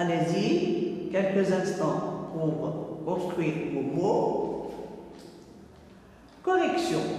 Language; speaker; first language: French; non-native, local second language; Arabic